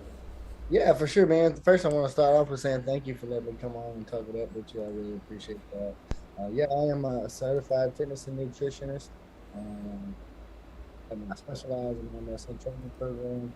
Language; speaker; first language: English; native; English